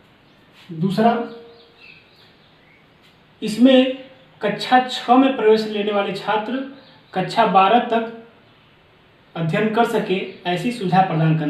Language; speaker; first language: Hindi; native; Hindi